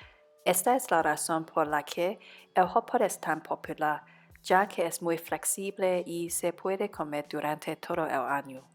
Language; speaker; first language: Spanish; non-native, fluent; Cantonese